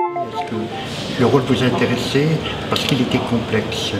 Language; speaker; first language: French; native; French